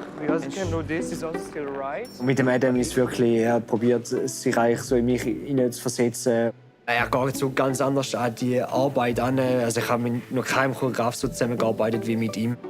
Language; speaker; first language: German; native; German